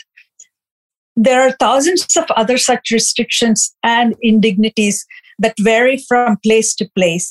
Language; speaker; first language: English; non-native, local second language; Telugu